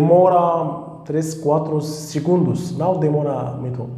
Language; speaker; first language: Portuguese; non-native, fluent; Arabic